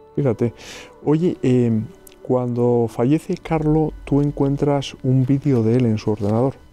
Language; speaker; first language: Spanish; native; Spanish